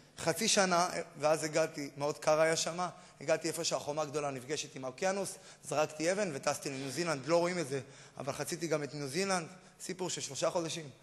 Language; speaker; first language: Hebrew; native; Hebrew